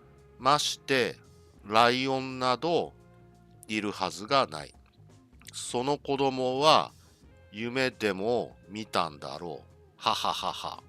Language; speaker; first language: Japanese; non-native, learner; English